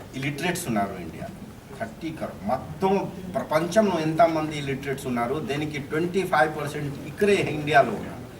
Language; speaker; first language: Telugu; non-native, fluent; Hindi